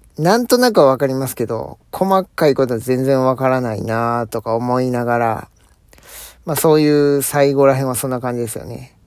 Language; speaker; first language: Japanese; native; Japanese